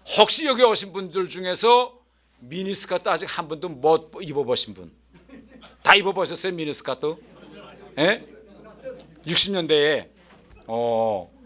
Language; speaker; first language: Korean; native; Korean